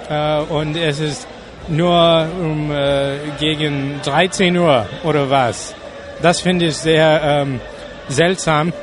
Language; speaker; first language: German; non-native, learner; English